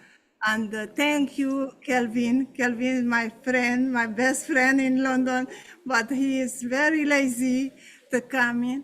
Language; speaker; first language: English; non-native, learner; Portuguese